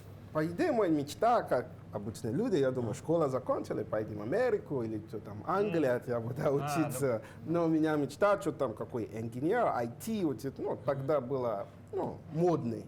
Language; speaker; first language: Russian; non-native, learner; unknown